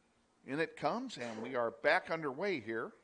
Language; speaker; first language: English; native; English